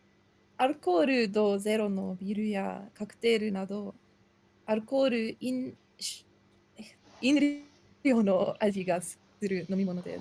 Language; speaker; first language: Japanese; non-native, learner; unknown